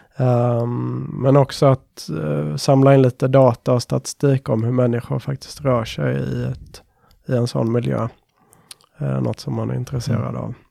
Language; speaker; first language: Swedish; native; Swedish